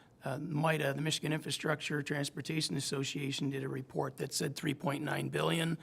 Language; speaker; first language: English; native; English